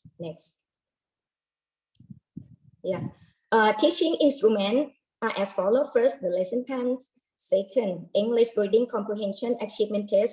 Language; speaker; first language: English; non-native, learner; Thai